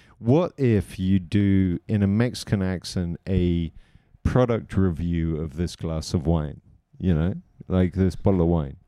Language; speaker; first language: English; native; English